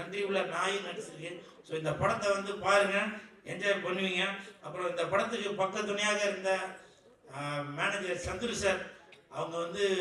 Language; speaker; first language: Tamil; native; Tamil